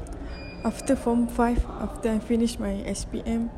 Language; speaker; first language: English; non-native, local second language; Malay